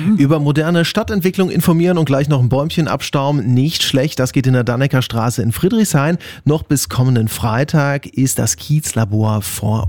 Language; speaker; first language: German; native; German